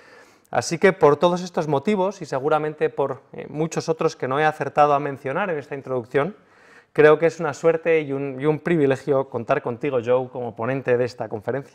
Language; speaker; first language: Spanish; native; Spanish